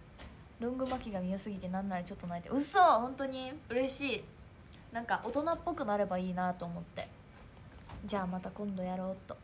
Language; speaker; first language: Japanese; native; Japanese